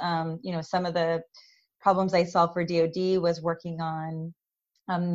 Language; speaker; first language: English; native; English